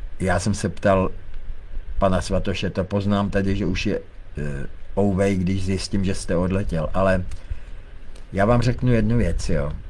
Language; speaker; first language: Czech; native; Czech